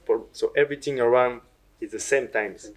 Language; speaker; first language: English; non-native, learner; French